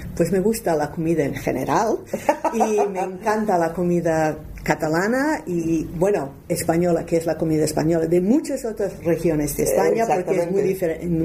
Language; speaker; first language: Spanish; non-native, fluent; English